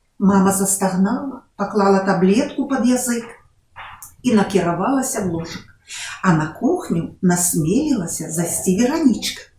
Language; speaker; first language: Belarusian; non-native, local second language; Russian